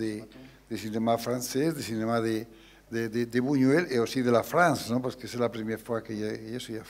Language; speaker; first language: French; non-native, learner; Spanish